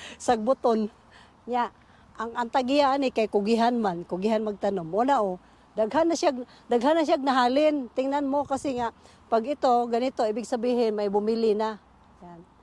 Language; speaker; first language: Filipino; non-native, local second language; Cebuano